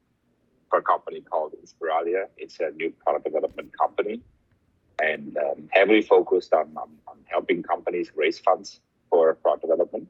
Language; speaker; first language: English; non-native, fluent; German